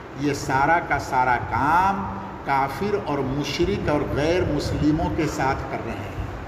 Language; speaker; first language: Urdu; non-native, local second language; Bangla